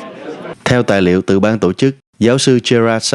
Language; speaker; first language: Vietnamese; native; Vietnamese